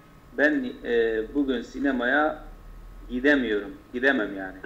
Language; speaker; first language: Turkish; non-native, local second language; Kurdish